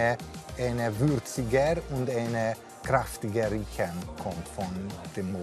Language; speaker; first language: German; non-native, learner; Hungarian